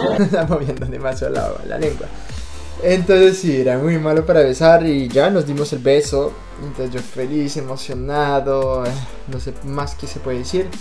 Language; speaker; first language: Spanish; non-native, fluent; French